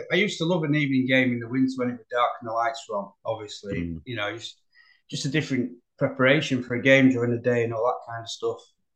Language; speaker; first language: English; native; English